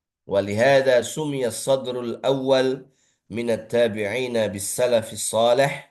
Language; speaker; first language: Arabic; non-native, fluent; Indonesian